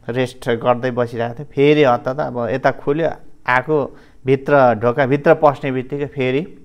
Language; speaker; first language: Nepali; non-native, local second language; Limbu